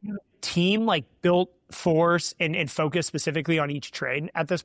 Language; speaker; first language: English; native; English